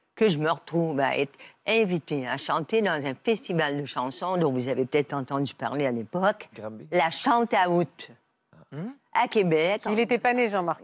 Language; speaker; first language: French; native; French